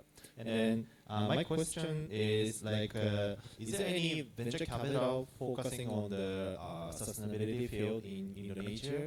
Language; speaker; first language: English; non-native, fluent; Japanese